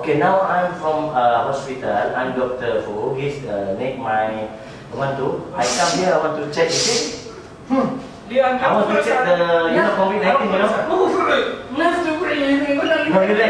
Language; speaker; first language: English; non-native, learner; Malay